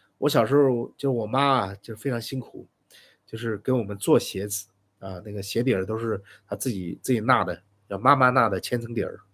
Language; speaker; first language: Chinese; native; Chinese